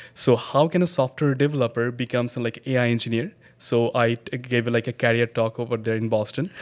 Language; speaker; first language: English; non-native, local second language; Bangla